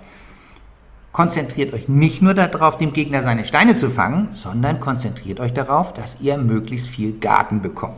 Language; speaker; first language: German; native; German